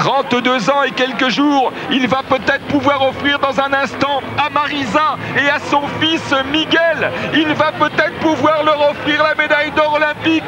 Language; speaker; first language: French; native; French